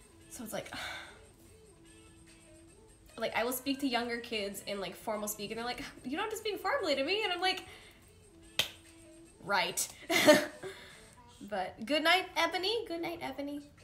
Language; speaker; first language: English; native; English